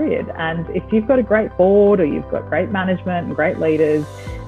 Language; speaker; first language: English; native; English